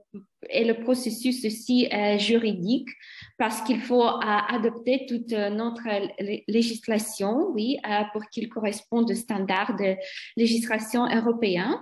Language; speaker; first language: French; non-native, fluent; Ukrainian